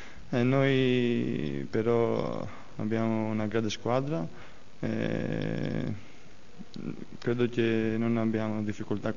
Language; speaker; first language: Italian; non-native, learner; Greek